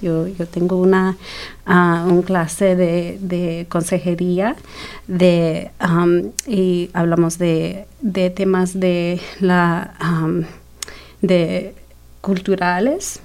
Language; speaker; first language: Spanish; early bilingual, heritage; Spanish